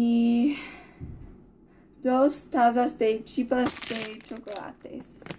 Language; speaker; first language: Spanish; non-native, learner; English